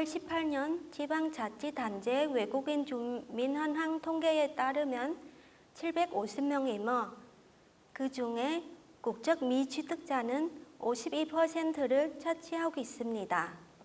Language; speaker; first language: Korean; non-native, fluent; Vietnamese